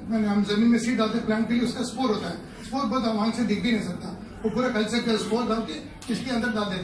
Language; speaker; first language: Hindi; native; Hindi